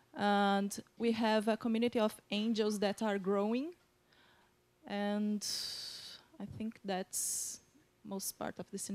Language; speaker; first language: English; non-native, fluent; Portuguese